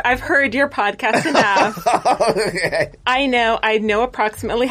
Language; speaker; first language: English; native; English